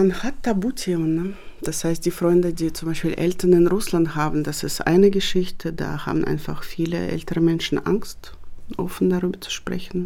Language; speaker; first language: German; non-native, fluent; Russian